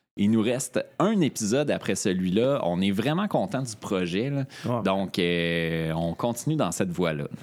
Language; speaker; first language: French; native; French